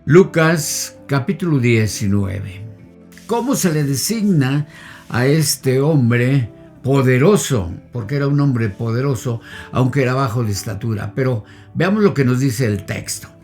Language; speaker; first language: Spanish; native; Spanish